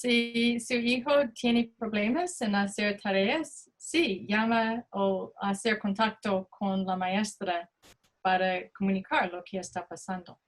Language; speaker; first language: Spanish; non-native, fluent; English